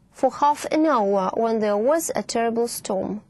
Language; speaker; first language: English; non-native, fluent; Russian